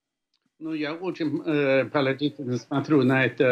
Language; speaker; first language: Russian; non-native, fluent; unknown